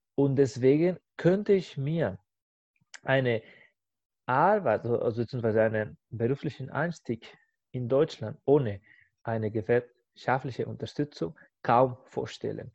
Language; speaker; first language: German; non-native, fluent; Spanish